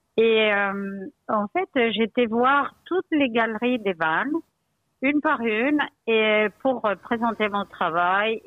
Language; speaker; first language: French; non-native, fluent; Spanish